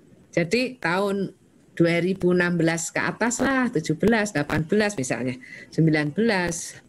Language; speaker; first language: Indonesian; native; Indonesian